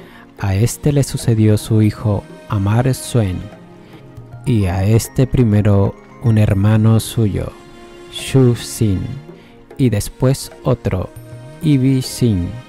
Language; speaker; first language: Spanish; native; Spanish